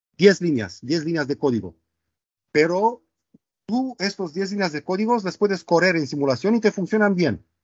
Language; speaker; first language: Spanish; non-native, fluent; Romanian